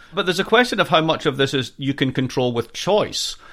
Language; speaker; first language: English; native; English